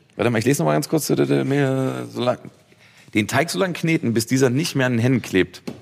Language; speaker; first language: German; native; German